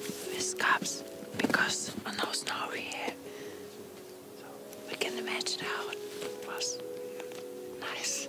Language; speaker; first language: English; non-native, learner; Russian